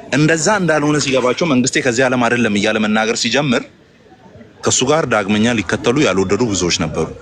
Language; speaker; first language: Amharic; non-native, local second language; Oromo